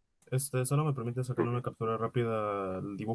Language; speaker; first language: Spanish; native; Spanish